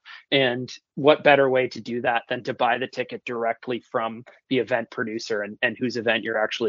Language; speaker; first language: English; native; English